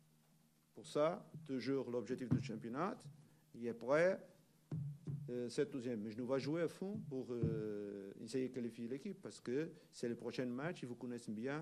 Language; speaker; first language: French; non-native, learner; Portuguese